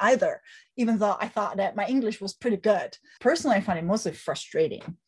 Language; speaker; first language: English; non-native, fluent; Italian